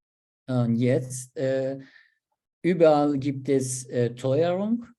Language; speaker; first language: German; non-native, learner; Turkish